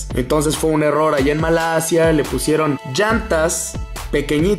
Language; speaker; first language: Spanish; native; Spanish